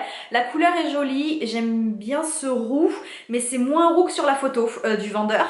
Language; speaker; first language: French; native; French